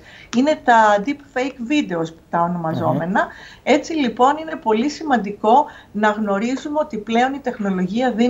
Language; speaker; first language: Greek; native; Greek